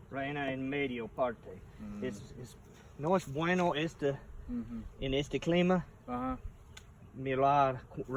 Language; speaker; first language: Spanish; non-native, learner; English